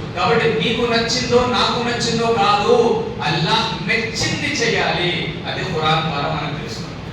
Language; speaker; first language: Telugu; non-native, local second language; Urdu